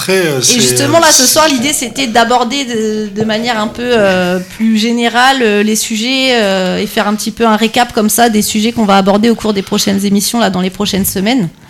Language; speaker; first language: French; native; French